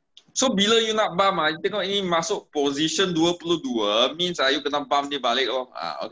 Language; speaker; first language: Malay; non-native, local second language; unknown